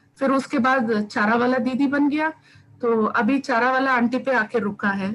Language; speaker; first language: Hindi; non-native, local second language; Tamil